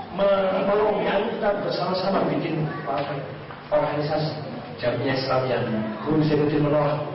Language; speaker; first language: Indonesian; non-native, local second language; Javanese